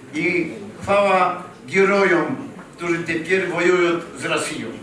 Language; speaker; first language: Polish; early bilingual, heritage; Polish